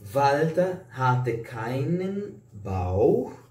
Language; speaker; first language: German; non-native, fluent; Portuguese